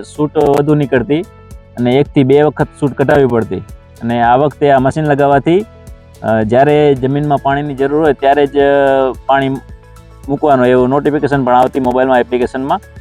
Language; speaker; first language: Gujarati; native; Gujarati